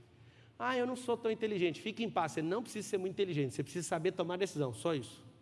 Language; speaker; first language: Portuguese; native; Portuguese